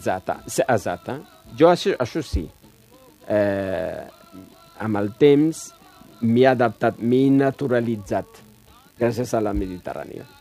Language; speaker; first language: Catalan; non-native, fluent; Riffian